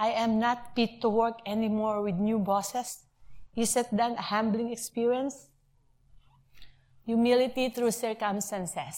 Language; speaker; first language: English; non-native, local second language; Filipino